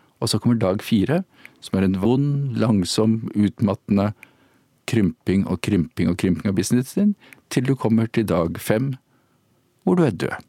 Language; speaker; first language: Norwegian; native; Norwegian